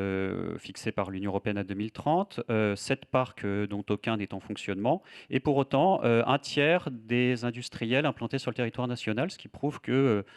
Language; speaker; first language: French; native; French